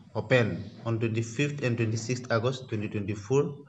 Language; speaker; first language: English; non-native, local second language; Assamese